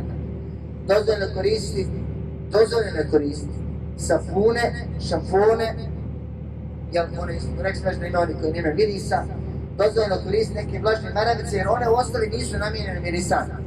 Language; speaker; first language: Bosnian; native; Bosnian